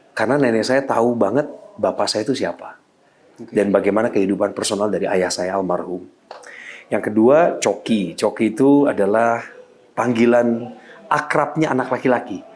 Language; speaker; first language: Indonesian; native; Indonesian